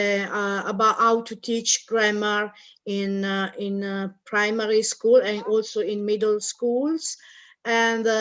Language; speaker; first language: English; non-native, learner; Italian